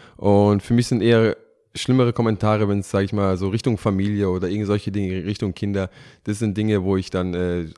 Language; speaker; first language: German; native; German